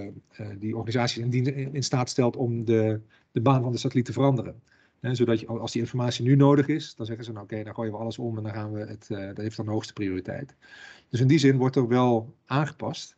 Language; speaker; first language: Dutch; native; Dutch